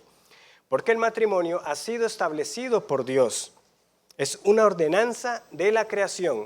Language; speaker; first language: Spanish; native; Spanish